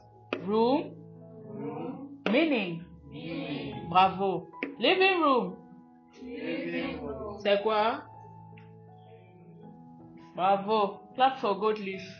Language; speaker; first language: English; non-native, fluent; French